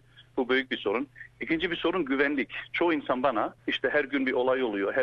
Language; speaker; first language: Turkish; early bilingual, heritage; Turkish